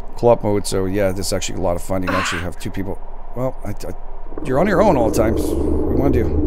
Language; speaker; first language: English; native; English